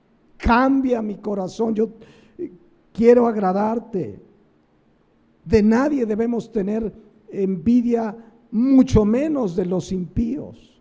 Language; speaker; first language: Spanish; native; Spanish